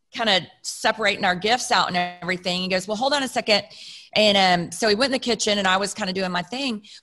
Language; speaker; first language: English; native; English